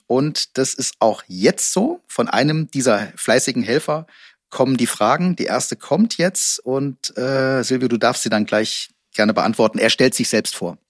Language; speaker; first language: German; native; German